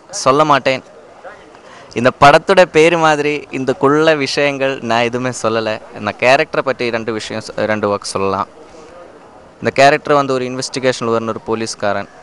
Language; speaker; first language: Tamil; non-native, learner; Malayalam